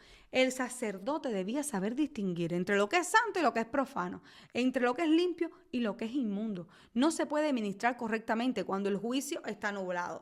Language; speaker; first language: Spanish; native; Spanish